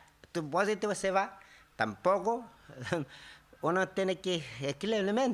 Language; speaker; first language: Spanish; non-native, learner; Tibetan